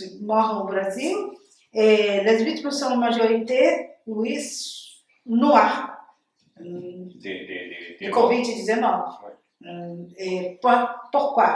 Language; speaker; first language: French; non-native, learner; Portuguese